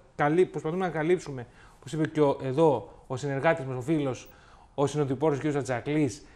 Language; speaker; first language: Greek; native; Greek